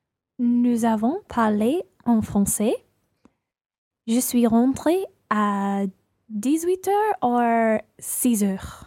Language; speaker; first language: French; non-native, learner; English